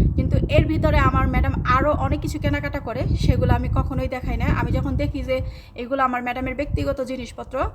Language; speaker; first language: Bangla; native; Bangla